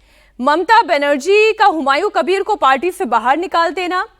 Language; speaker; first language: Hindi; native; Hindi